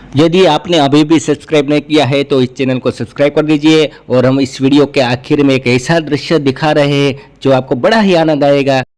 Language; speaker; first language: Hindi; non-native, local second language; Gujarati